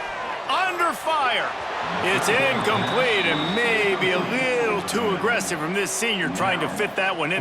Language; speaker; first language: English; native; English